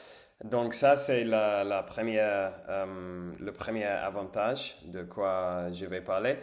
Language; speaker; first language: French; non-native, learner; English